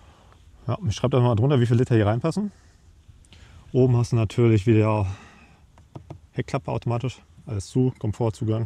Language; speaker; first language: German; native; German